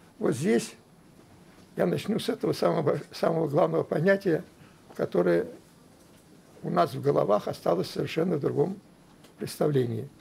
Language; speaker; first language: Russian; native; Russian